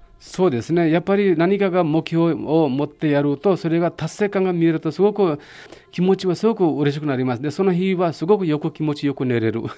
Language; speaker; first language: Japanese; non-native, fluent; Hindi